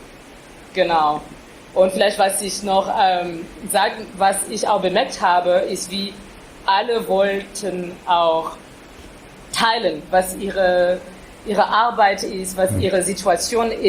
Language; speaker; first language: German; non-native, fluent; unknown